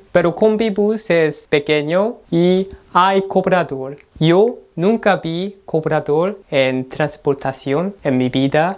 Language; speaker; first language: Spanish; non-native, learner; Korean